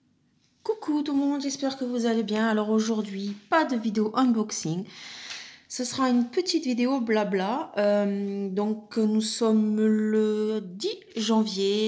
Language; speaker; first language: French; native; French